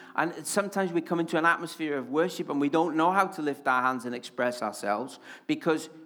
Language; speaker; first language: English; native; English